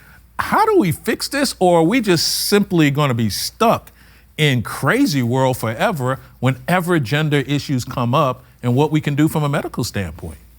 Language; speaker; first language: English; native; English